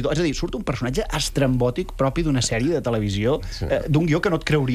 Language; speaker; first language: Catalan; native; Catalan